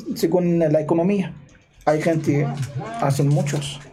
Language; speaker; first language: Spanish; non-native, fluent; Arabic